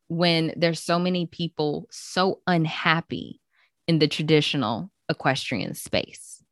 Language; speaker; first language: English; native; English